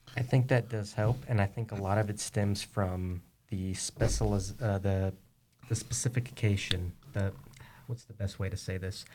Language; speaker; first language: English; native; English